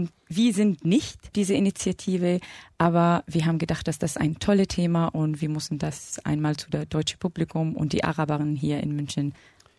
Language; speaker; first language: German; non-native, fluent; Arabic